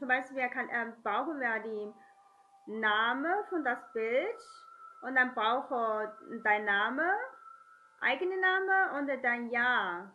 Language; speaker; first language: German; non-native, learner; Chinese